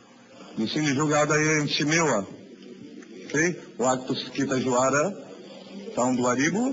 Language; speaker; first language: Indonesian; non-native, learner; Portuguese